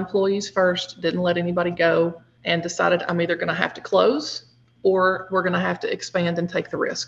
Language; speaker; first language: English; native; English